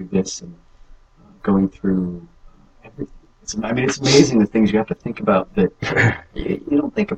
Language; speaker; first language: English; native; English